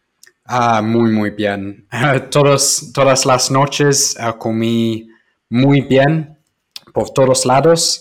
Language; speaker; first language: Spanish; non-native, fluent; English